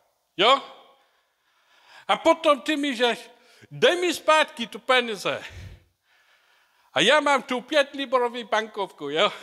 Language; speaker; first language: Czech; non-native, learner; English